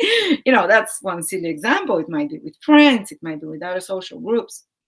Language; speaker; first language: English; non-native, fluent; Bulgarian